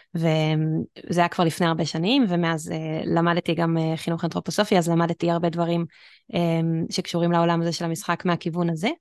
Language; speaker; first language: Hebrew; native; Hebrew